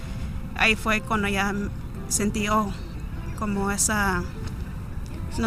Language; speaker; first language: Spanish; early bilingual, heritage; Spanish